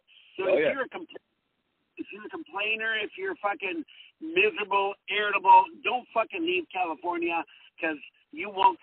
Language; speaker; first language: English; early bilingual, other home language; Spanish